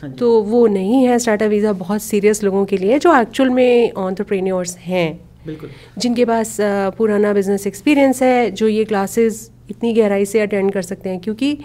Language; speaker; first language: Hindi; native; Hindi